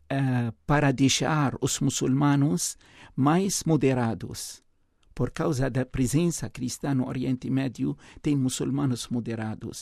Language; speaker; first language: Portuguese; non-native, fluent; Arabic